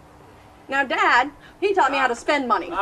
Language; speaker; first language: English; native; English